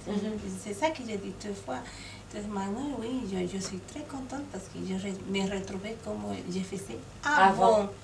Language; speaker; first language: French; non-native, learner; Spanish